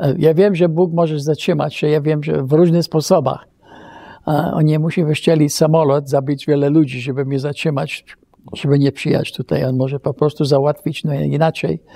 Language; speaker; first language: Polish; early bilingual, heritage; Polish